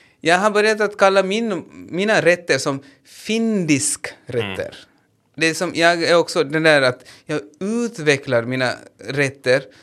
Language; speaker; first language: Swedish; non-native, fluent; Hindi